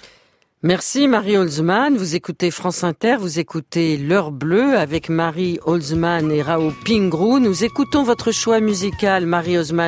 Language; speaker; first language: French; native; French